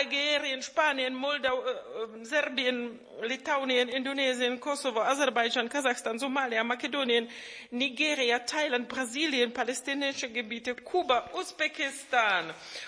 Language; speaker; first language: German; non-native, fluent; Czech